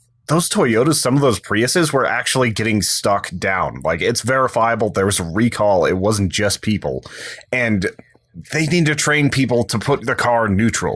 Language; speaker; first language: English; native; English